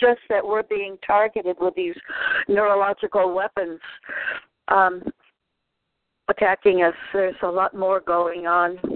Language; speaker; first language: English; native; English